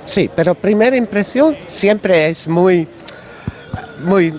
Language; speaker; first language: Spanish; non-native, learner; Dutch